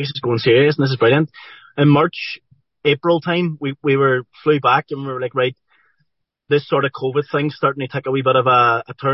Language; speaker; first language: English; native; English